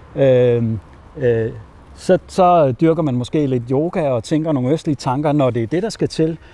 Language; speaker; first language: Danish; native; Danish